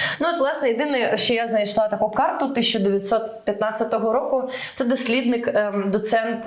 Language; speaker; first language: Ukrainian; early bilingual, heritage; Ukrainian